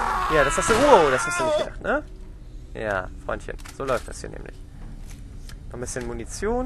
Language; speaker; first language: German; native; German